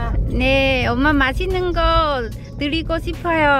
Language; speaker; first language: Korean; non-native, learner; Vietnamese